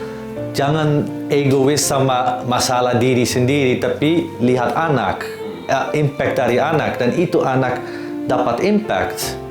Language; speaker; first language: Indonesian; non-native, fluent; Dutch